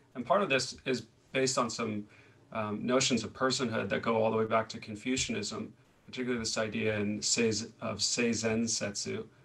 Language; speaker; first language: English; native; English